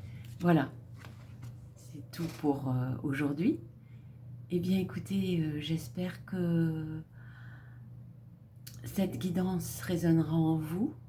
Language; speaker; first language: French; native; French